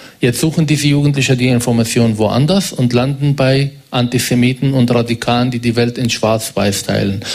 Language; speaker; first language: German; non-native, fluent; Arabic